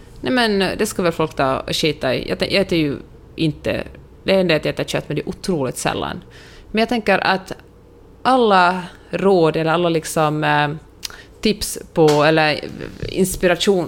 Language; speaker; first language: Swedish; native; Swedish